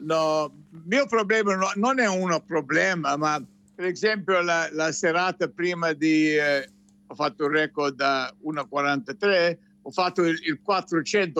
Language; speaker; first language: Italian; non-native, fluent; English